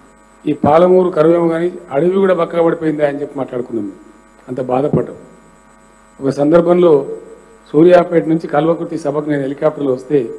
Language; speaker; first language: Telugu; native; Telugu